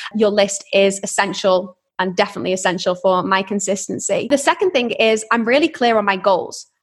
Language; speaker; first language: English; native; English